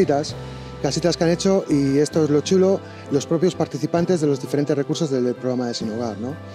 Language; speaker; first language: Spanish; native; Spanish